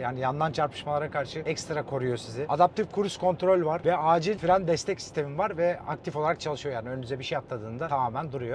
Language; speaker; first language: Turkish; native; Turkish